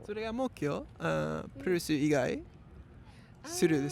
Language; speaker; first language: Japanese; non-native, learner; English